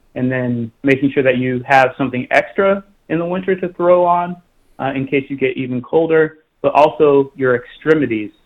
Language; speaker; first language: English; native; English